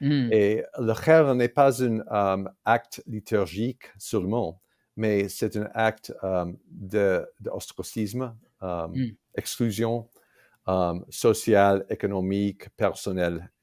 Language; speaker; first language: French; non-native, fluent; English